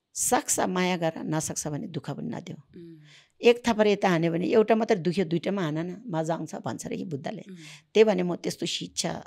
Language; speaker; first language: Nepali; non-native, local second language; Sherpa